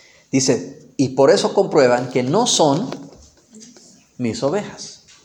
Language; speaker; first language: Spanish; non-native, fluent; English